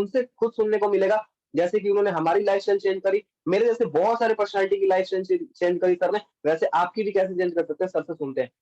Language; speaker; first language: Hindi; native; Hindi